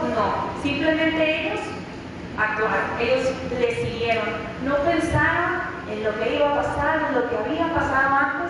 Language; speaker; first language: Spanish; native; Spanish